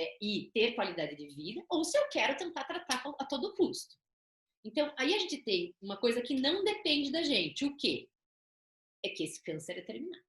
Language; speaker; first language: Portuguese; native; Portuguese